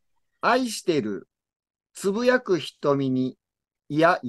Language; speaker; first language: Japanese; native; Japanese